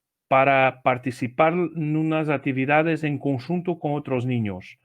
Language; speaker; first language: Spanish; non-native, learner; Portuguese